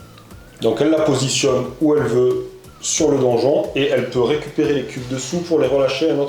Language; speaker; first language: French; native; French